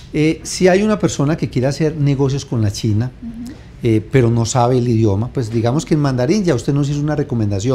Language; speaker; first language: Spanish; native; Spanish